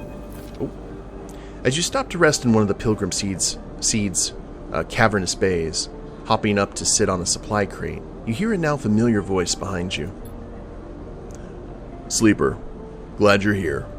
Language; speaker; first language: English; native; English